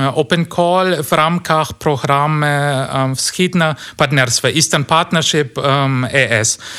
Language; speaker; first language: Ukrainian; non-native, learner; German